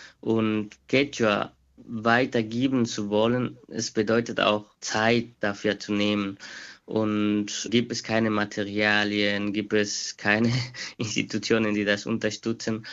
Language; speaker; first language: German; non-native, fluent; Quechua